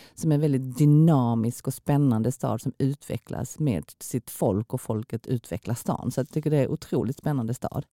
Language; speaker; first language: Swedish; early bilingual, other home language; Korean